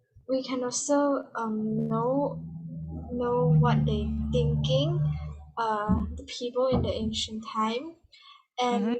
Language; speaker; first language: English; non-native, learner; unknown